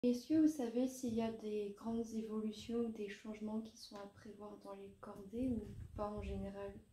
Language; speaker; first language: French; native; French